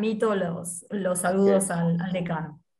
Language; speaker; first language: Spanish; native; Spanish